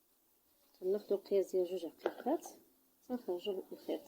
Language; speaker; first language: Arabic; native; Arabic